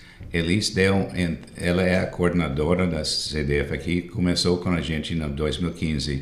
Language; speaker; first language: Portuguese; non-native, fluent; English